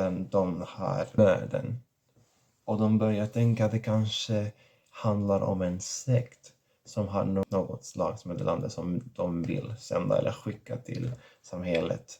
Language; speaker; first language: Swedish; non-native, fluent; Catalan